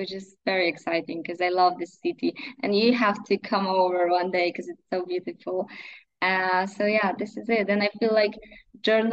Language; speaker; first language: English; non-native, fluent; Polish